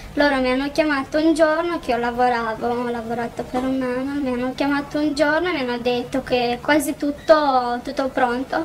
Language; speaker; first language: Italian; non-native, fluent; Romanian